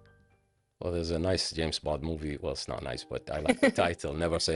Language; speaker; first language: English; non-native, fluent; Arabic